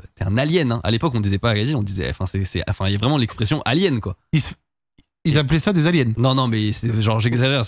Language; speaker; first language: French; native; French